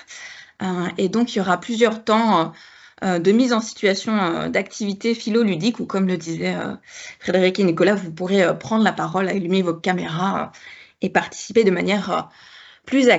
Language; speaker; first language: French; native; French